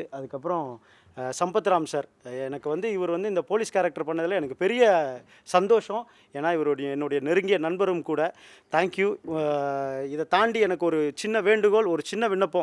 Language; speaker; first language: Tamil; native; Tamil